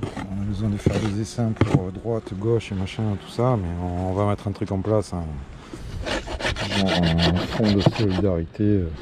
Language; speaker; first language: French; native; French